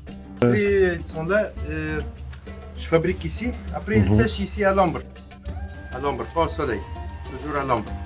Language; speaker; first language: French; non-native, learner; Arabic